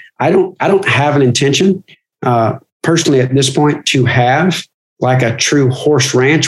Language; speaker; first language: English; native; English